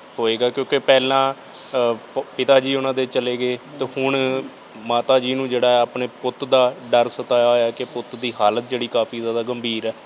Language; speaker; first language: Punjabi; native; Punjabi